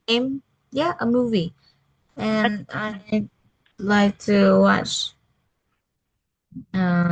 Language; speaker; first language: English; non-native, learner; Vietnamese